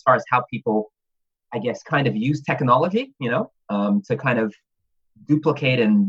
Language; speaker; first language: English; native; English